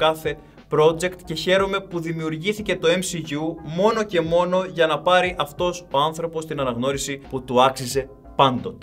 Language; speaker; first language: Greek; native; Greek